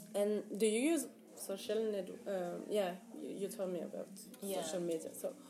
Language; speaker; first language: English; non-native, fluent; Arabic